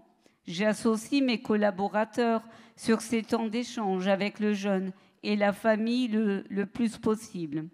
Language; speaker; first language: French; native; French